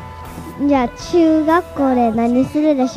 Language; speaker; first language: Japanese; native; Japanese